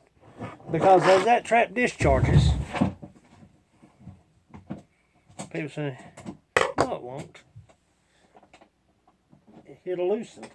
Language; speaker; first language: English; native; English